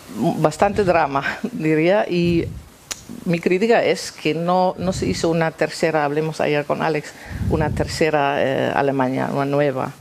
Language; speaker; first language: Spanish; non-native, fluent; German